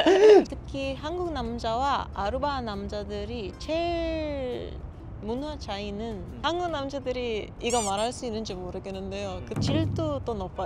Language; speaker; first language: Korean; non-native, learner; Papiamento